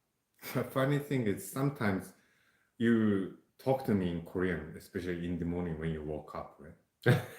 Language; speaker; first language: English; non-native, fluent; Japanese